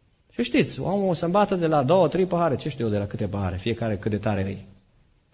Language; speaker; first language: Romanian; native; Romanian